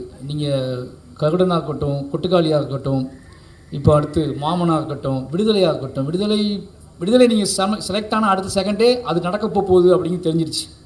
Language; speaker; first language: Tamil; native; Tamil